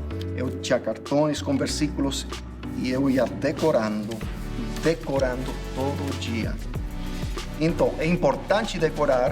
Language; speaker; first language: Portuguese; non-native, fluent; English